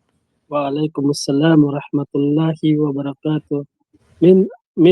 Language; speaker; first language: Arabic; non-native, learner; Filipino